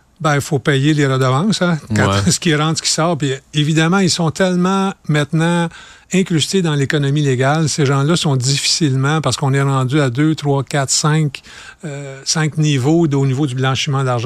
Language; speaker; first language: French; native; French